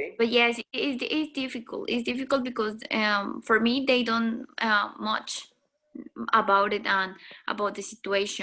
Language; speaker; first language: English; non-native, learner; Spanish